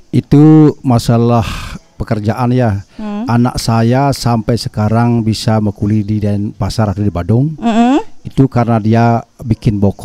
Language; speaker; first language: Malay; non-native, local second language; Balinese